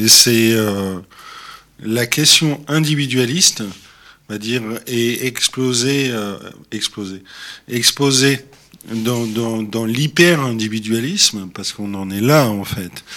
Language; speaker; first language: French; native; French